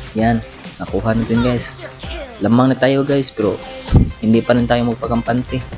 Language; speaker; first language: Filipino; non-native, local second language; Cebuano